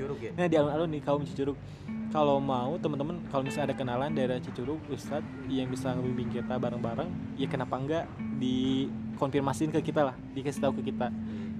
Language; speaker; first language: Indonesian; native; Indonesian